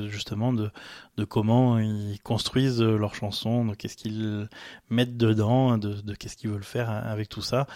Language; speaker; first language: French; native; French